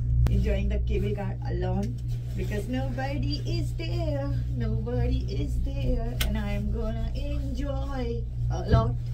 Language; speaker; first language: English; non-native, local second language; Hindi